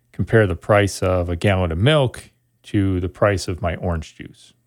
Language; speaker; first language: English; native; English